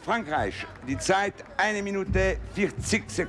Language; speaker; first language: German; non-native, local second language; Italian